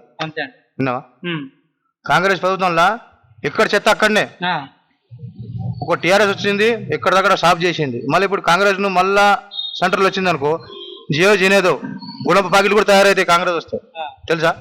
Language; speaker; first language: Telugu; native; Telugu